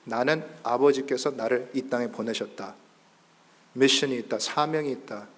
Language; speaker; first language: Korean; early bilingual, heritage; Korean